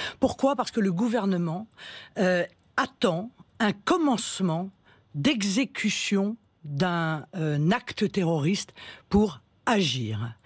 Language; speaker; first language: French; native; French